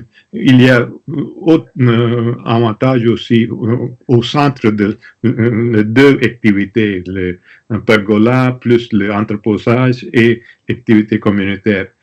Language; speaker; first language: French; non-native, learner; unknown